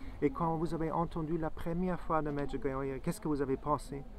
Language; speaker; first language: French; non-native, fluent; German